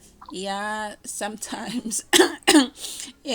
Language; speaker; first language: English; non-native, learner; Indonesian